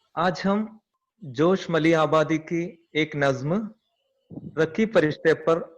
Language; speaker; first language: Hindi; non-native, local second language; Malayalam